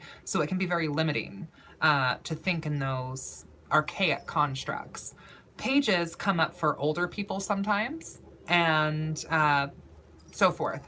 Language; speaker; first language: English; native; English